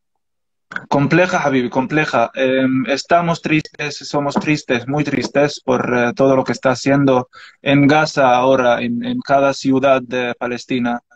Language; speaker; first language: Spanish; non-native, learner; Arabic